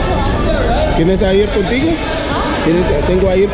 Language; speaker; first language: Spanish; non-native, learner; Haitian Creole